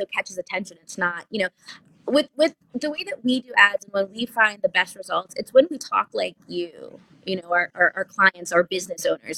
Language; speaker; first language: English; native; English